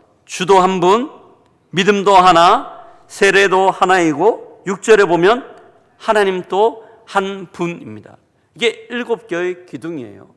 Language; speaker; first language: Korean; native; Korean